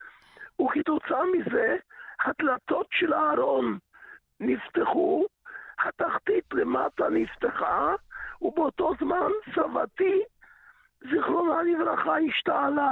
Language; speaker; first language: Hebrew; early bilingual, other home language; Yiddish